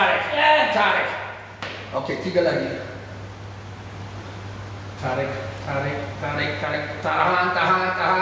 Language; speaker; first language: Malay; non-native, fluent; English